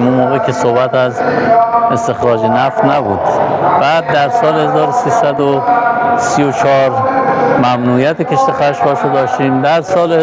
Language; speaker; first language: Persian; native; Persian